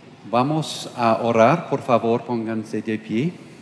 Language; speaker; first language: Spanish; non-native, learner; English